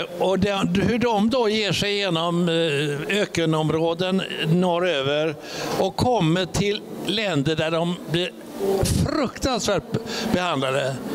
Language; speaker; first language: Swedish; native; Swedish